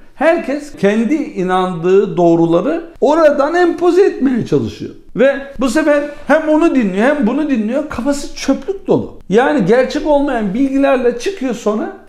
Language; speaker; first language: Turkish; early bilingual, heritage; Turkish